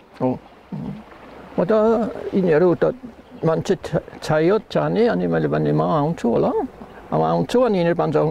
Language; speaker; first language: Nepali; non-native, learner; German